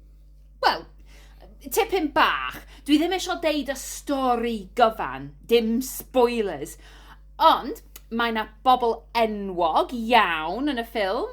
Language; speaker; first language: Welsh; non-native, learner; English